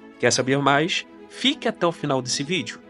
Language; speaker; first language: Portuguese; native; Portuguese